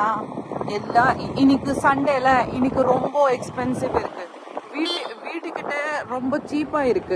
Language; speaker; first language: Tamil; non-native, local second language; Urdu